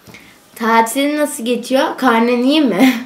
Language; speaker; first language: Turkish; native; Turkish